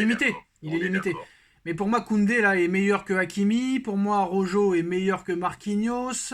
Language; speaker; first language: French; native; French